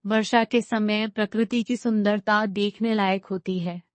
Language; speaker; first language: Hindi; non-native, local second language; Telugu